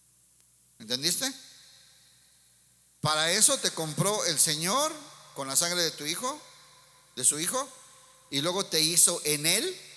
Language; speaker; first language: Spanish; native; Spanish